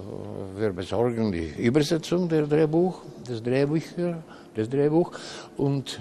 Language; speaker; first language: German; non-native, learner; Czech